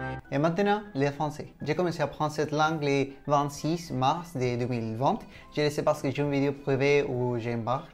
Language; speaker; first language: French; non-native, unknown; Spanish